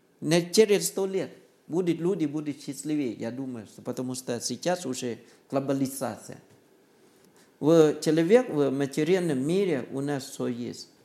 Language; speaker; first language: Russian; non-native, learner; Thai